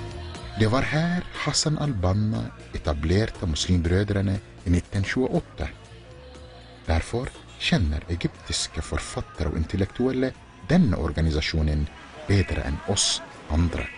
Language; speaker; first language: Norwegian; non-native, fluent; Arabic